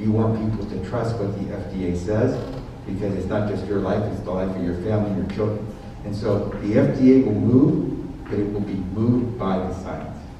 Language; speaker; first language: English; early bilingual, other home language; Spanish